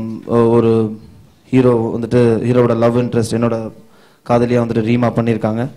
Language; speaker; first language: Tamil; native; Tamil